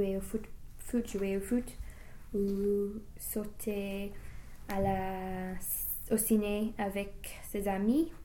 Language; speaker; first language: French; non-native, learner; English